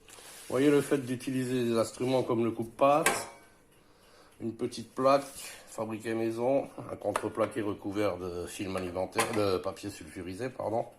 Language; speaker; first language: French; native; French